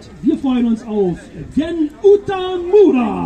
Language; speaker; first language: German; native; German